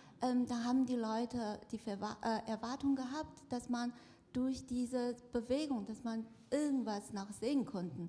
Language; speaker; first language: German; non-native, fluent; Chinese